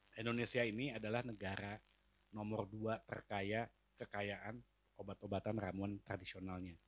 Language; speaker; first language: Indonesian; native; Indonesian